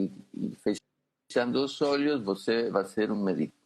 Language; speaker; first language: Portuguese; non-native, fluent; Spanish